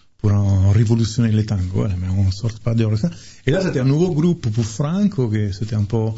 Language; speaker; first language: French; non-native, fluent; Italian